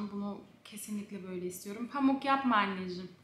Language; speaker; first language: Turkish; native; Turkish